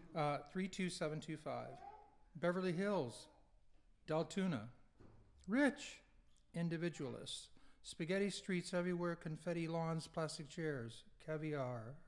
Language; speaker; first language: English; native; English